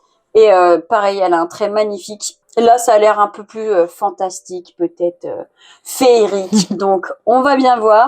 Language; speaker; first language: French; native; French